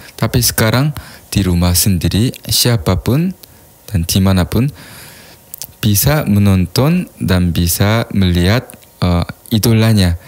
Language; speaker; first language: Indonesian; non-native, fluent; Korean